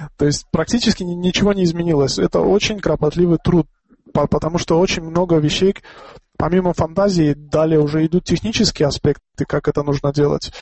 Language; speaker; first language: Russian; non-native, local second language; Tajik